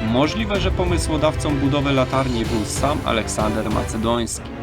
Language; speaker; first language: Polish; native; Polish